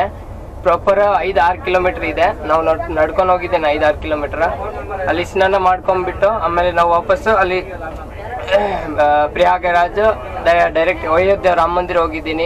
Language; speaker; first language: Kannada; non-native, fluent; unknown